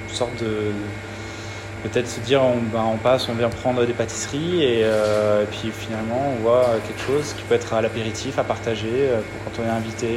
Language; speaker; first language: French; native; French